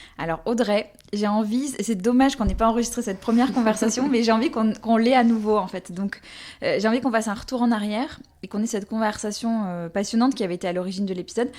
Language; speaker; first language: French; native; French